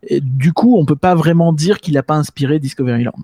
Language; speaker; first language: French; native; French